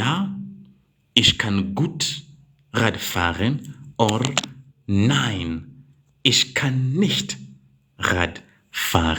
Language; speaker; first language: German; non-native, learner; English